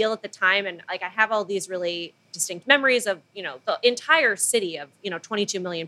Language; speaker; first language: English; non-native, local second language; Filipino